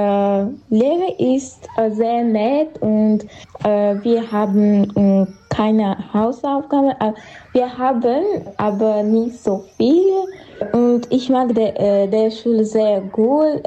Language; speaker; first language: German; non-native, learner; Armenian